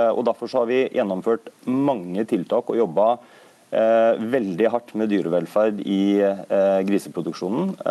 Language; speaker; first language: Norwegian; native; Norwegian